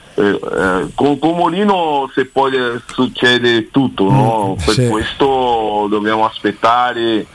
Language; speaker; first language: Italian; non-native, learner; Portuguese